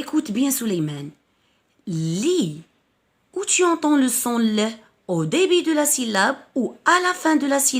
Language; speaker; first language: French; non-native, local second language; Arabic